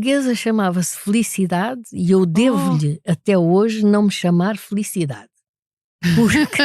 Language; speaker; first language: Portuguese; native; Portuguese